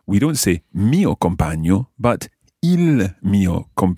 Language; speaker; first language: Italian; non-native, fluent; English